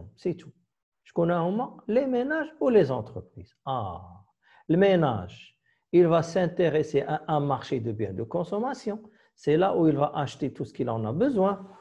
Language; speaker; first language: French; non-native, local second language; Arabic